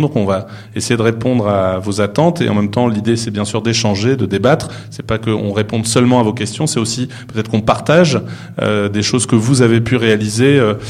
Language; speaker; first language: French; native; French